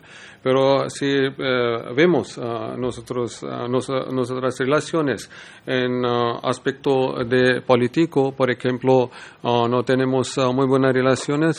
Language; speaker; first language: Spanish; non-native, learner; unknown